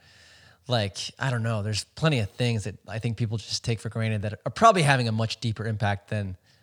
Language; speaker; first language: English; native; English